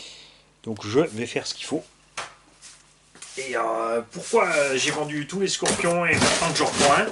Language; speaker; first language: French; native; French